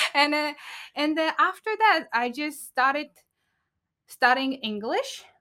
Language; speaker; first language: English; non-native, learner; Japanese